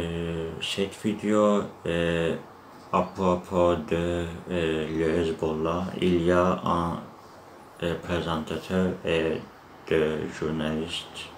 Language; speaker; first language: French; non-native, learner; Turkish